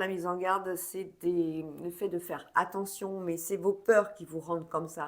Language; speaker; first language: French; native; French